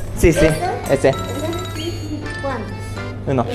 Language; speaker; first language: Spanish; non-native, learner; Japanese